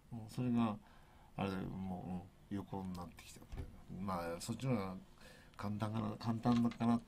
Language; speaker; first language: Japanese; native; Japanese